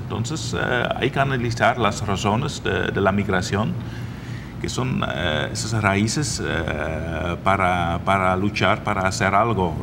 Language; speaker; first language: Spanish; non-native, fluent; Dutch